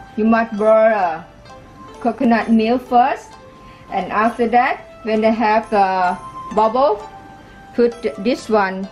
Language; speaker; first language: English; non-native, learner; Thai